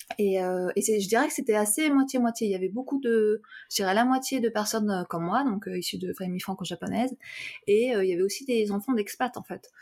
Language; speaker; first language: French; native; French